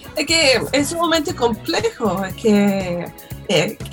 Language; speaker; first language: Spanish; non-native, fluent; English